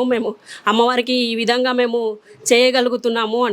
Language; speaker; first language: Telugu; native; Telugu